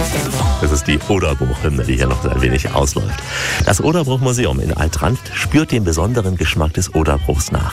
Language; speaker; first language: German; native; German